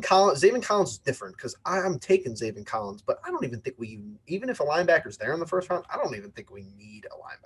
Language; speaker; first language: English; native; English